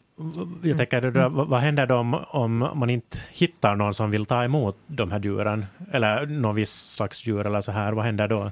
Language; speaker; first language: Swedish; native; Swedish